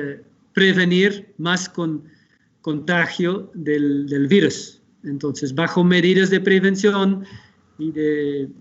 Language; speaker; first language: Spanish; non-native, fluent; Dutch